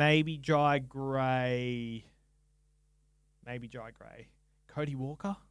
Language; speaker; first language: English; native; English